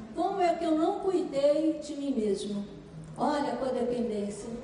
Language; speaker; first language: Portuguese; native; Portuguese